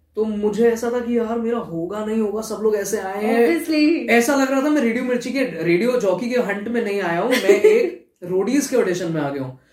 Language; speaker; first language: Hindi; native; Hindi